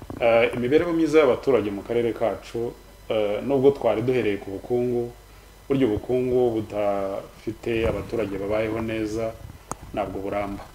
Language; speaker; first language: Kinyarwanda; native; Kinyarwanda